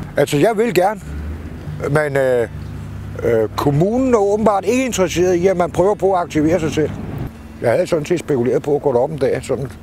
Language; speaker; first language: Danish; native; Danish